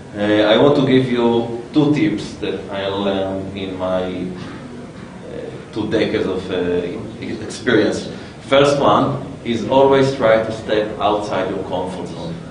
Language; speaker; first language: English; non-native, fluent; Hebrew